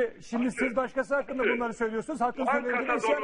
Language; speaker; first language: Turkish; native; Turkish